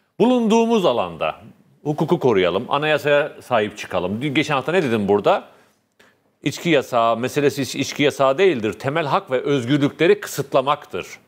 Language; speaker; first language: Turkish; native; Turkish